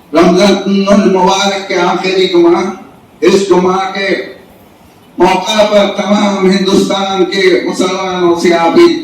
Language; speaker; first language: Urdu; non-native, local second language; Bangla